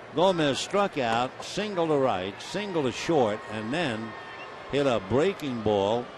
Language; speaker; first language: English; native; English